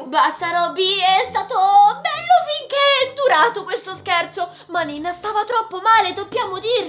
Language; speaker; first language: Italian; native; Italian